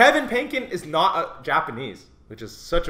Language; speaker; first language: English; native; English